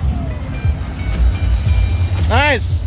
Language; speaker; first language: English; non-native, learner; Indonesian